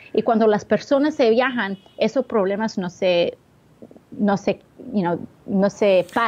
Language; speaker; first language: Spanish; early bilingual, heritage; Spanish